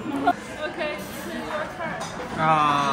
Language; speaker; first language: English; non-native, learner; Chinese